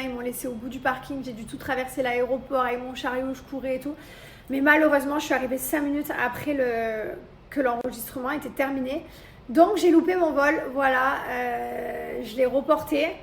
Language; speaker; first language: French; native; French